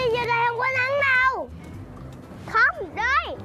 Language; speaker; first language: Vietnamese; native; Vietnamese